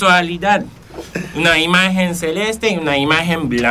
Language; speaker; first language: Spanish; non-native, fluent; Japanese